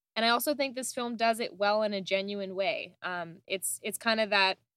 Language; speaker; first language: English; native; English